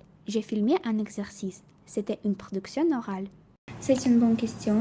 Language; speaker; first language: French; non-native, learner; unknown